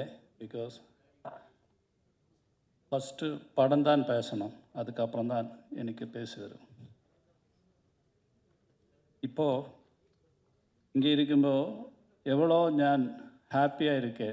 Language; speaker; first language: Tamil; non-native, learner; Malayalam